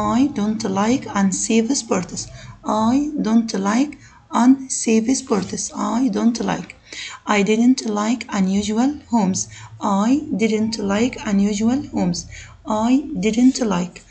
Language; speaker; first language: English; non-native, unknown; Arabic